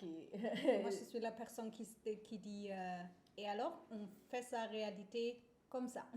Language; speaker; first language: French; non-native, fluent; German